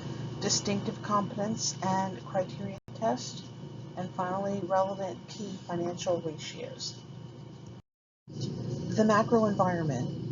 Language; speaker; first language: English; native; English